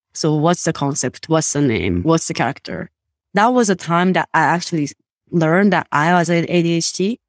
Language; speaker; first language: English; non-native, fluent; Japanese